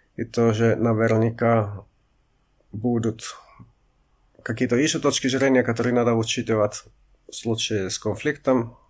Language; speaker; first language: Russian; non-native, fluent; Finnish